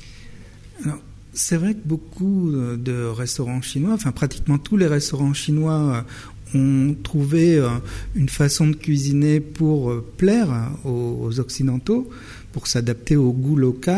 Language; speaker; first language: French; native; French